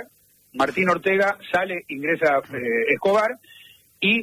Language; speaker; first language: Spanish; native; Spanish